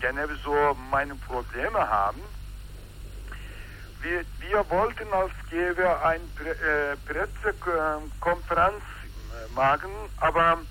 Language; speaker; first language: German; non-native, learner; Turkish